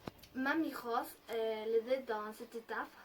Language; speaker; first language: French; non-native, learner; Spanish